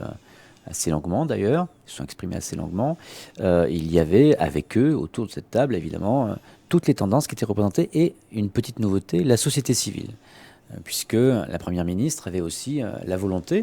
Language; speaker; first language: French; native; French